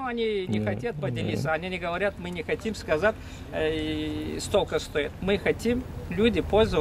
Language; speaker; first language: Russian; non-native, fluent; Turkish